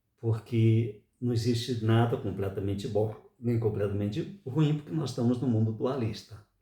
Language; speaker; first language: Portuguese; native; Portuguese